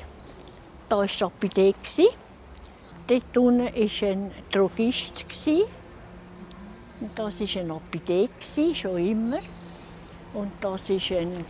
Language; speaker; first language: German; native; German